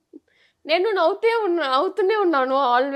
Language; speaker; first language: Telugu; non-native, fluent; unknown